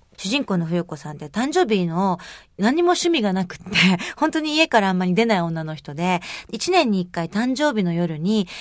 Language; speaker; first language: Japanese; native; Japanese